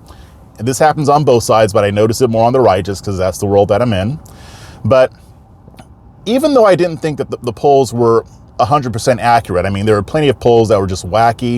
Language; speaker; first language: English; native; English